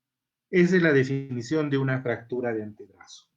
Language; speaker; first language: Spanish; native; Spanish